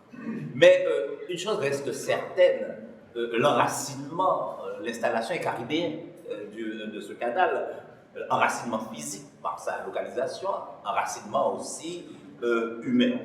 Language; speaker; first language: French; native; French